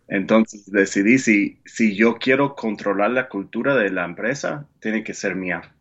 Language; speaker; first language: Spanish; non-native, fluent; English